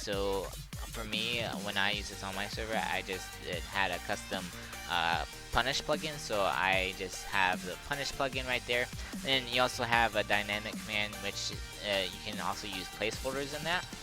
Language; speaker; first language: English; native; English